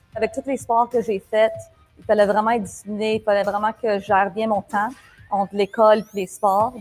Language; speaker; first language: French; early bilingual, heritage; French